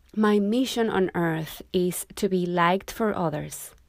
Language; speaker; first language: English; non-native, fluent; Spanish